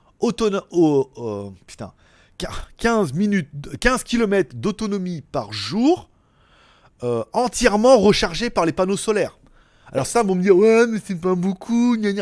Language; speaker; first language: French; native; French